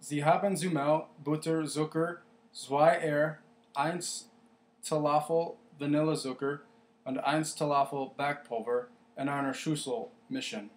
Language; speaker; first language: German; non-native, learner; English